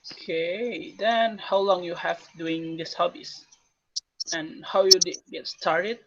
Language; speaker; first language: English; non-native, learner; Indonesian